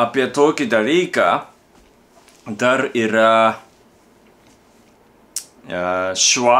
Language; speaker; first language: Lithuanian; non-native, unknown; Japanese